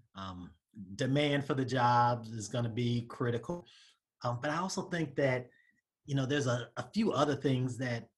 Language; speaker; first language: English; native; English